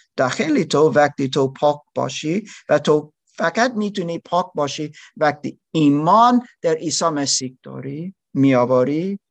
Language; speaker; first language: Persian; non-native, learner; German